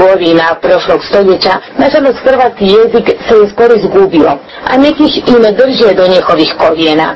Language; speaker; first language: Croatian; early bilingual, heritage; Croatian